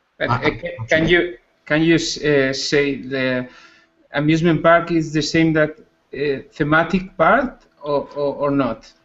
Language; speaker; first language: English; non-native, learner; Spanish